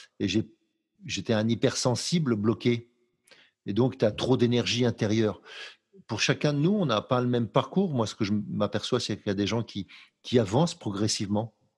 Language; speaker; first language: French; native; French